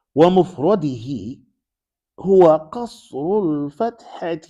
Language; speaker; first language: Arabic; non-native, fluent; English